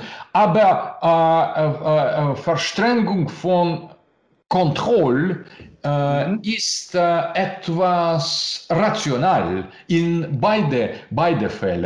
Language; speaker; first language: German; non-native, learner; Russian